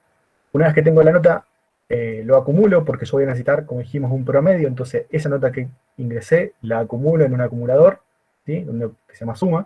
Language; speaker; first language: Spanish; native; Spanish